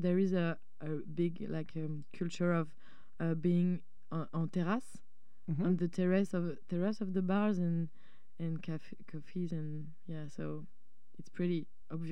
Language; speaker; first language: English; non-native, fluent; French